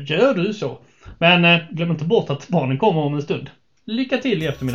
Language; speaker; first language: Swedish; native; Swedish